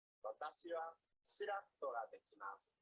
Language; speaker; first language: Japanese; non-native, learner; Indonesian